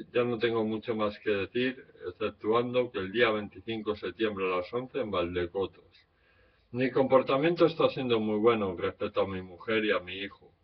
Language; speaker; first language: Spanish; native; Spanish